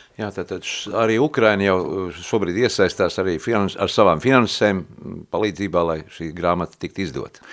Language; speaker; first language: Latvian; native; Latvian